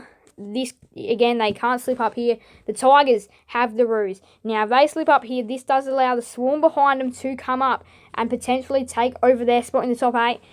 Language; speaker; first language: English; native; English